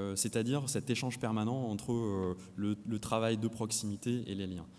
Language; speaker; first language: French; native; French